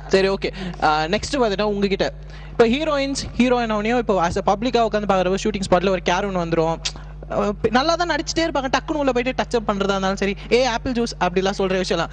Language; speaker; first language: Tamil; native; Tamil